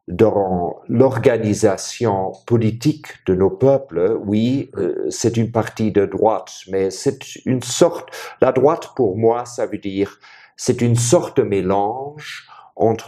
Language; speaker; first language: French; non-native, fluent; German